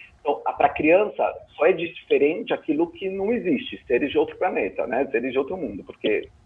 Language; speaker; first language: Portuguese; native; Portuguese